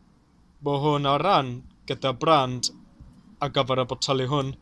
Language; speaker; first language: Welsh; non-native, learner; English